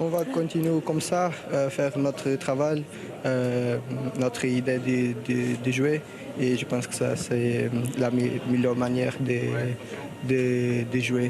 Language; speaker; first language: French; non-native, learner; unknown